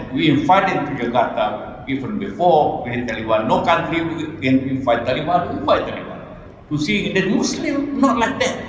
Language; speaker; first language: English; non-native, learner; Indonesian